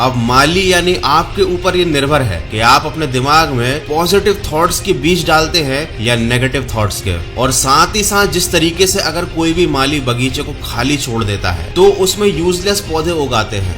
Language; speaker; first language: Hindi; native; Hindi